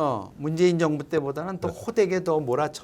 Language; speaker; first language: Korean; native; Korean